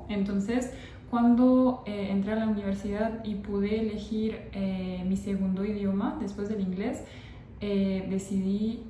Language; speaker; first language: Spanish; non-native, fluent; French